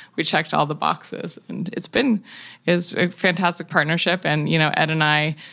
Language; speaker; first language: English; native; English